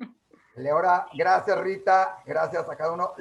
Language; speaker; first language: Spanish; native; Spanish